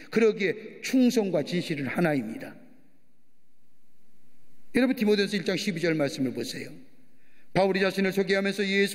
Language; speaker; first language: Korean; native; Korean